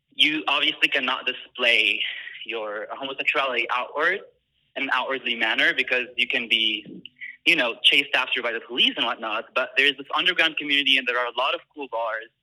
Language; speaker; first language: English; non-native, fluent; Arabic